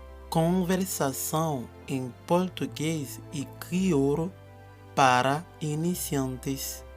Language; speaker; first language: Portuguese; non-native, fluent; Haitian Creole